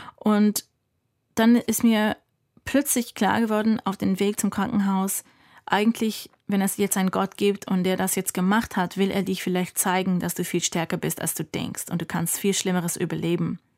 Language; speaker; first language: German; non-native, fluent; English